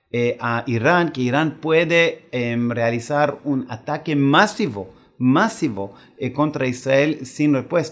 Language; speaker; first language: Spanish; non-native, fluent; Hebrew